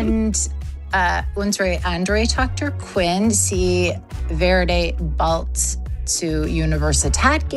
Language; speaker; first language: German; non-native, learner; English